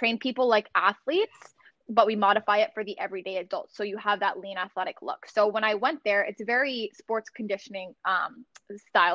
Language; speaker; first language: English; native; English